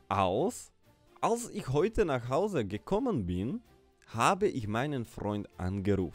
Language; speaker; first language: German; non-native, fluent; Slovak